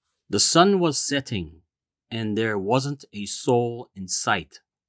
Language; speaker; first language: English; non-native, fluent; Korean